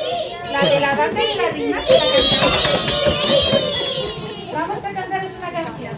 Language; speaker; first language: Spanish; native; Spanish